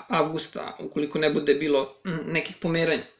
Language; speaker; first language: Serbian; native; Serbian